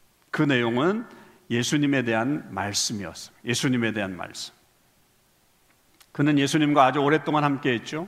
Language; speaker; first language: Korean; native; Korean